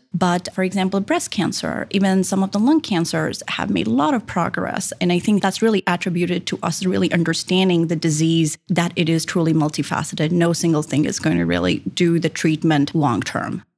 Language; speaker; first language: English; non-native, fluent; Japanese